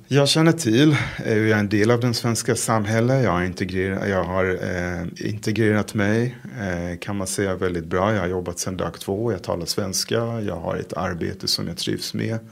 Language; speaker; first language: Swedish; non-native, fluent; Hebrew